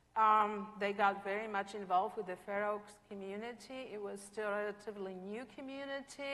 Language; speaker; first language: English; non-native, fluent; Polish